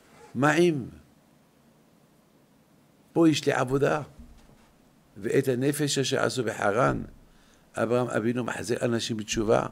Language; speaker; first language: Hebrew; non-native, fluent; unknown